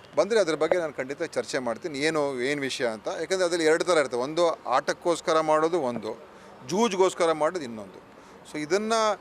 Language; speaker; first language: Kannada; native; Kannada